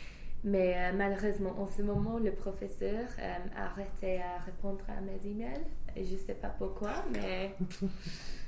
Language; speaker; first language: French; non-native, fluent; English